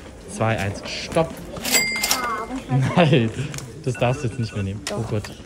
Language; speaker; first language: German; native; German